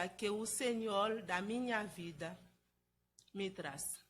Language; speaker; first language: Portuguese; non-native, fluent; Haitian Creole